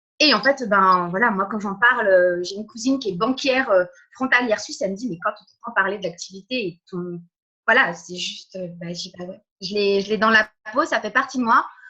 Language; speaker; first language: French; early bilingual, other home language; Portuguese